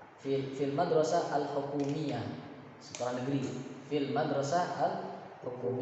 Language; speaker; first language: Arabic; non-native, fluent; Indonesian